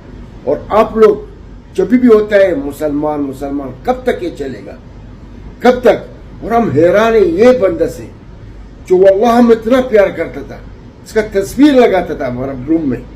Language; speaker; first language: Hindi; non-native, learner; Arabic